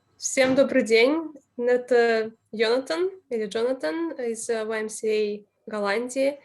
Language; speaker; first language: Russian; native; Russian